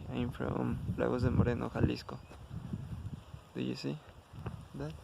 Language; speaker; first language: English; non-native, learner; Spanish